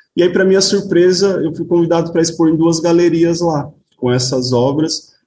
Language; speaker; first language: Portuguese; native; Portuguese